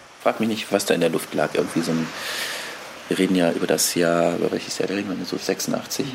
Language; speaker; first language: German; native; German